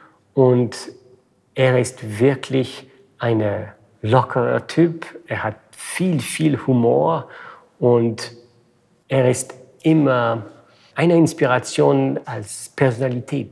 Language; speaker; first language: German; non-native, fluent; French